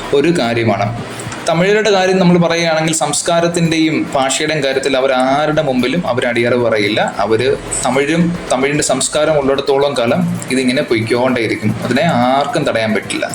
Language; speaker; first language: Malayalam; native; Malayalam